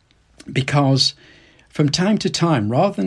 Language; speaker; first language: English; native; English